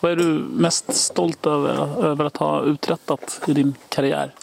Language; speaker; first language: Swedish; native; Swedish